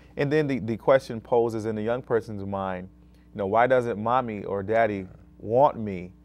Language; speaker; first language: English; native; English